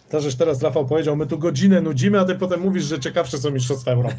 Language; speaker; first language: Polish; native; Polish